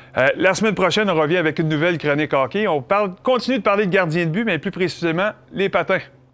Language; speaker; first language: French; native; French